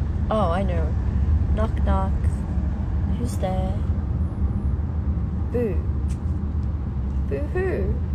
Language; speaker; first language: English; early bilingual, other home language; Korean